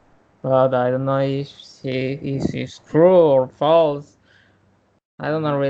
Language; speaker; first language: English; non-native, learner; Spanish